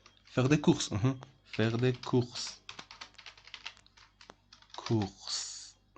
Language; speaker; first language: French; non-native, fluent; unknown